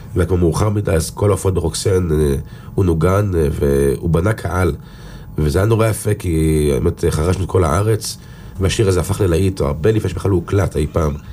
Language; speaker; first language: Hebrew; native; Hebrew